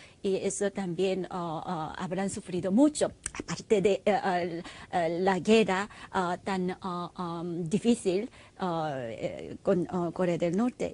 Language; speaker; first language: Spanish; non-native, fluent; Korean